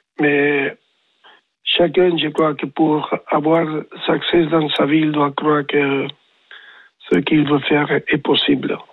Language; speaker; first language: French; non-native, learner; Spanish